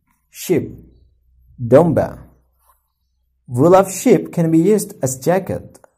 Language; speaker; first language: English; non-native, fluent; Indonesian